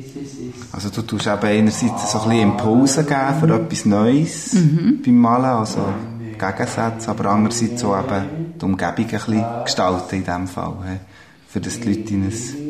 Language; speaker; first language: German; native; German